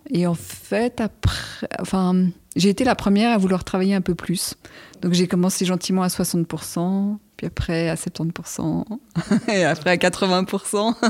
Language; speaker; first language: French; native; French